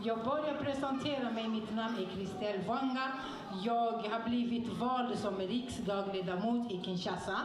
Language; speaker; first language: Swedish; non-native, fluent; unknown